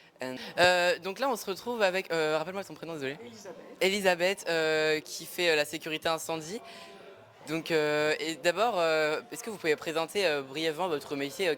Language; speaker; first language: French; native; French